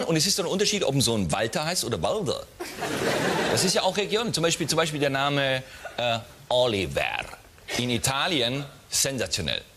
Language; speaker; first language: German; native; German